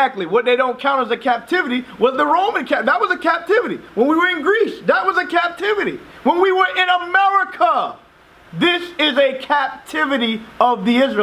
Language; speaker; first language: English; native; English